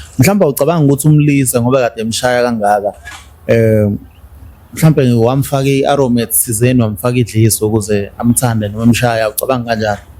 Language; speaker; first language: Zulu; native; Zulu